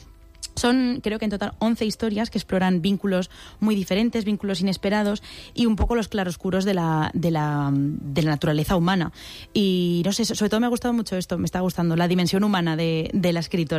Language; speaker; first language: Spanish; native; Spanish